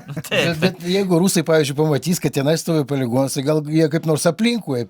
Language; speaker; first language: Lithuanian; native; Lithuanian